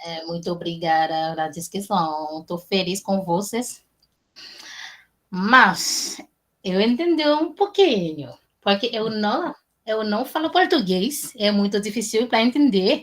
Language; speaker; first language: Portuguese; non-native, learner; Haitian Creole